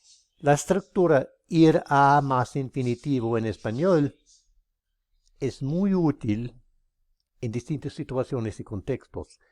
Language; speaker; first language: Spanish; non-native, fluent; English